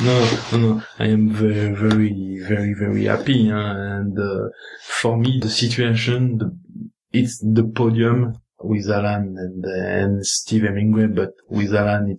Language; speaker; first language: English; non-native, learner; French